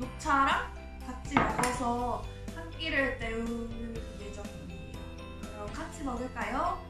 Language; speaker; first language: Korean; non-native, fluent; English